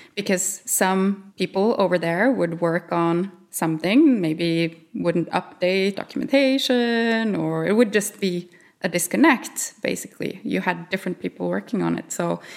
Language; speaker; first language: English; non-native, fluent; Norwegian